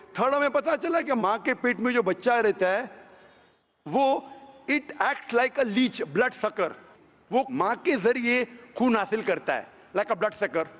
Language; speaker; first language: Hindi; non-native, local second language; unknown